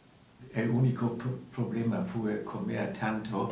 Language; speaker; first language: Spanish; non-native, learner; German